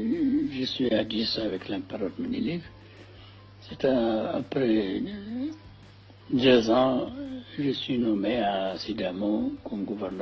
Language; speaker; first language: French; non-native, fluent; Amharic